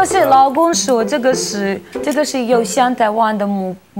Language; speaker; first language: Chinese; non-native, learner; Russian